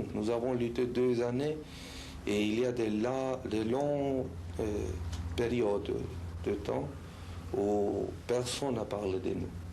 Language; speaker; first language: French; non-native, fluent; Spanish